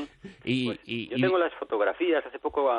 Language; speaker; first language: Spanish; native; Spanish